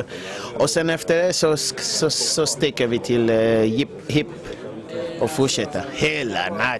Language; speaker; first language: Swedish; non-native, fluent; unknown